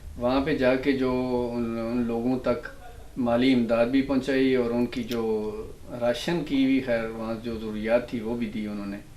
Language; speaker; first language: Urdu; non-native, local second language; Punjabi